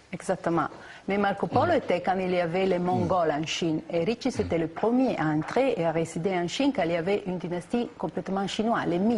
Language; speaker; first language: French; non-native, fluent; Italian